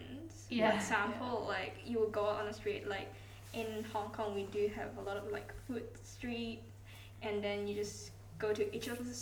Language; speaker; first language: English; non-native, local second language; Cantonese